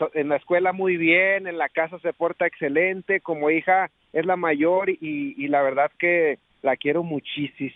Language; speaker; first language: Spanish; native; Spanish